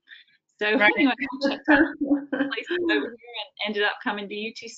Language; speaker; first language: English; native; English